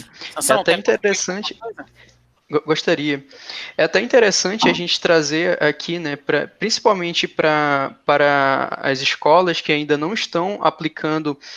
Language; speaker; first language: Portuguese; native; Portuguese